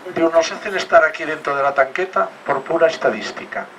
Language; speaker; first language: Spanish; non-native, local second language; Catalan